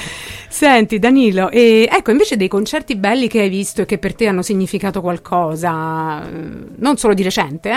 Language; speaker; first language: Italian; native; Italian